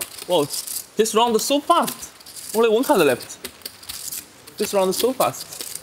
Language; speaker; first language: English; non-native, learner; Chinese